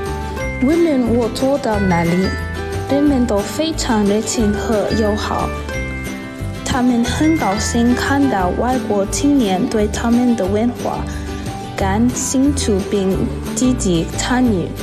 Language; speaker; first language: Chinese; non-native, fluent; English